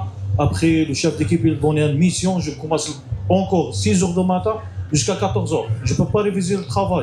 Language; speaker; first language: French; non-native, learner; Arabic